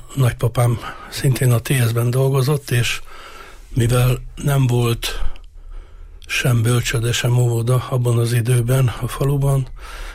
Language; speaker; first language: Hungarian; native; Hungarian